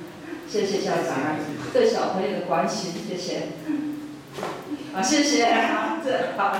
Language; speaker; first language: Chinese; non-native, fluent; Vietnamese